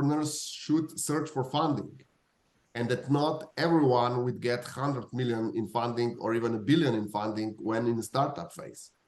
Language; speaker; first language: English; non-native, fluent; Slovenian